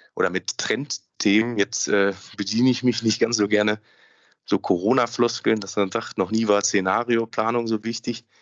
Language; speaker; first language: German; native; German